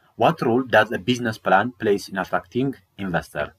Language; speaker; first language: English; non-native, local second language; Amharic